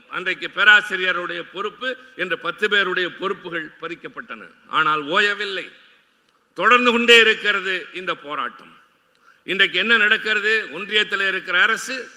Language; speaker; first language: Tamil; native; Tamil